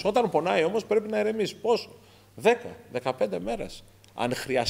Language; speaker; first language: Greek; native; Greek